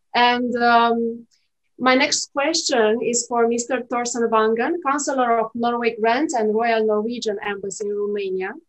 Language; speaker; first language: English; non-native, fluent; Romanian